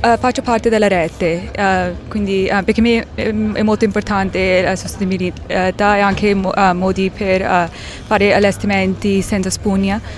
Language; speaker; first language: Italian; non-native, fluent; English